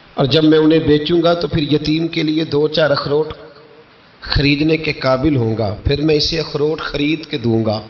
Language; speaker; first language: Urdu; non-native, local second language; Punjabi